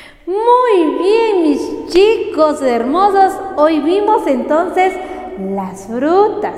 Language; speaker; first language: Spanish; non-native, local second language; Kaqchikel